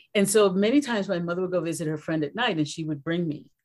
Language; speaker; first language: English; early bilingual, other home language; Spanish